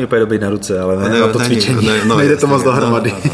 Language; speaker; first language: Czech; native; Czech